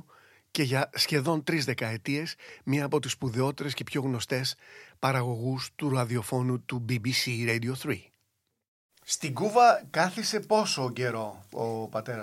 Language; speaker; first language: Greek; native; Greek